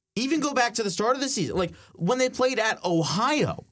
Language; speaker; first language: English; native; English